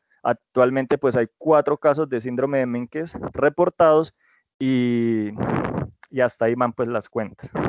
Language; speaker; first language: Spanish; native; Spanish